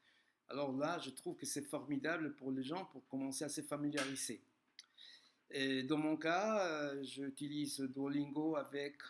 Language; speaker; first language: French; non-native, fluent; Spanish